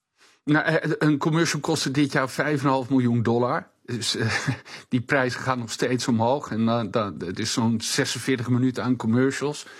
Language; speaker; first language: Dutch; native; Dutch